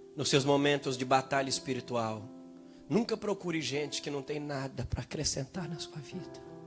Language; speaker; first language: Portuguese; native; Portuguese